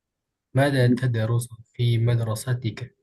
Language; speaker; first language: Arabic; non-native, learner; Indonesian